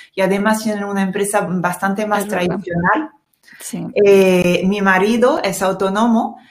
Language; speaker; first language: Spanish; non-native, fluent; French